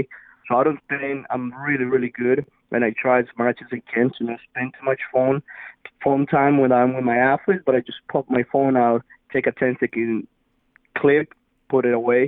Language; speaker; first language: English; non-native, fluent; Spanish